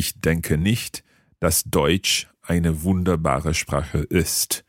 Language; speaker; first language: German; non-native, fluent; English